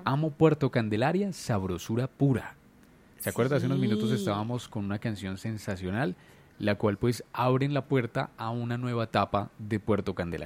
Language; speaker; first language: Spanish; native; Spanish